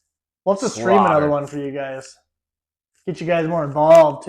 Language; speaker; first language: English; native; English